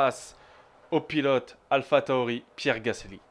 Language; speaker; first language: French; native; French